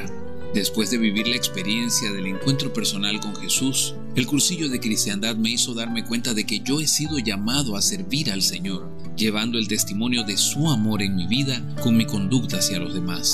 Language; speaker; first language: Spanish; native; Spanish